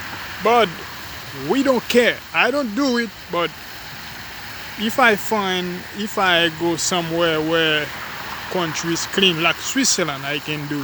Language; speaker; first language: English; non-native, learner; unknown